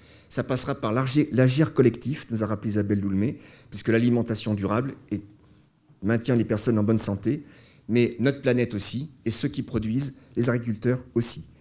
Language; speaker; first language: French; native; French